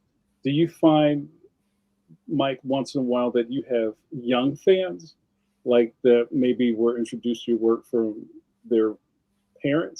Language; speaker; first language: English; native; English